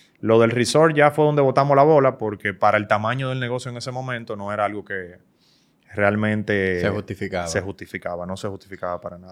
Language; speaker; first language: Spanish; native; Spanish